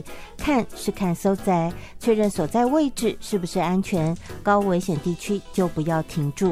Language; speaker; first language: Chinese; native; Chinese